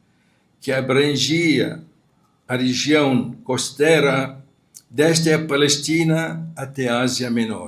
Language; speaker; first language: Portuguese; non-native, fluent; Arabic